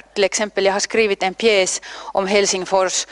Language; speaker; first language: Swedish; non-native, local second language; Finnish